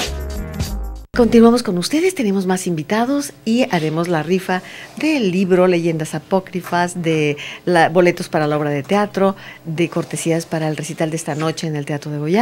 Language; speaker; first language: Spanish; native; Spanish